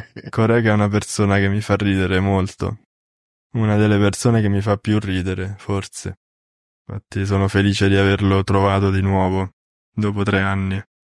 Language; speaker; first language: Italian; native; Italian